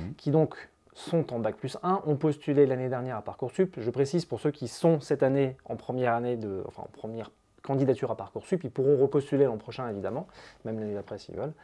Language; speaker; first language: French; native; French